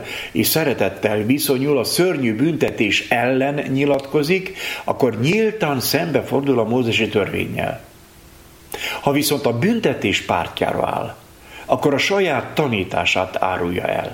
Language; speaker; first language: Hungarian; native; Hungarian